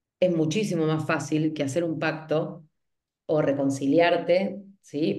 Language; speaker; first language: Spanish; native; Spanish